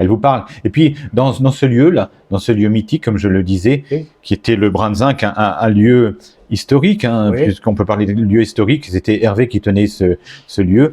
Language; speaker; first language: French; native; French